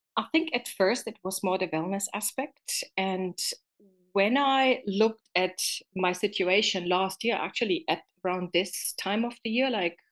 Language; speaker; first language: English; non-native, fluent; German